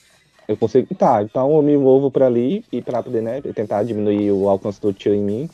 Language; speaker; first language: Portuguese; native; Portuguese